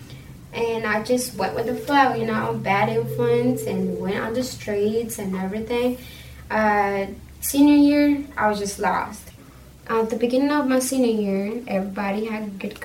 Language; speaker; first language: English; early bilingual, other home language; Spanish